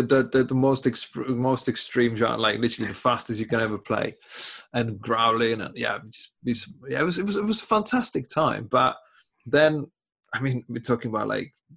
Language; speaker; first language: English; non-native, fluent; Czech